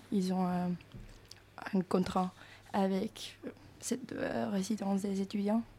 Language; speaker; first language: French; non-native, learner; Finnish